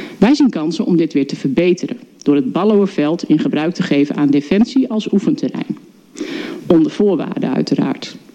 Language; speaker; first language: Dutch; native; Dutch